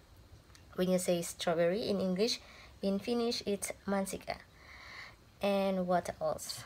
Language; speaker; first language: English; non-native, local second language; Filipino